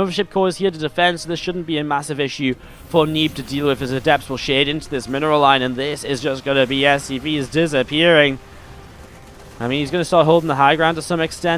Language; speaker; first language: English; native; English